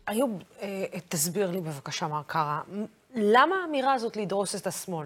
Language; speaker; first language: Hebrew; non-native, local second language; Arabic